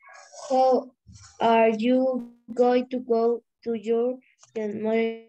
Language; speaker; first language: English; non-native, learner; Spanish